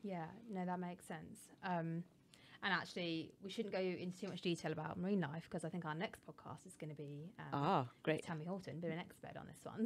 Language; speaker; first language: English; native; English